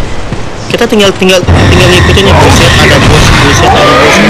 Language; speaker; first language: Indonesian; native; Indonesian